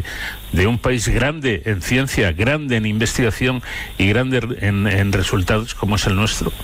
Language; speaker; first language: Spanish; native; Spanish